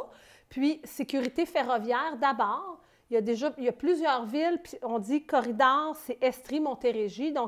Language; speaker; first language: French; native; French